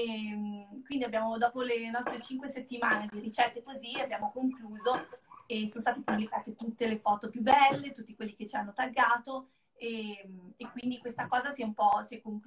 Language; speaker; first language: Italian; native; Italian